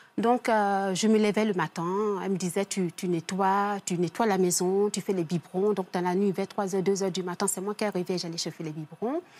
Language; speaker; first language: French; early bilingual, other home language; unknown